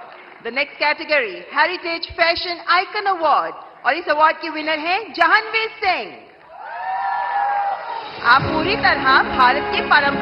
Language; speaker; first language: Hindi; native; Hindi